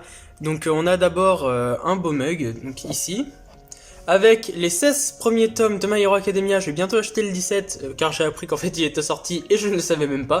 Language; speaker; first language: French; native; French